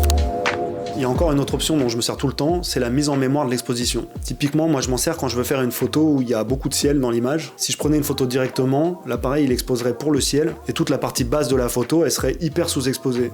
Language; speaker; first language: French; native; French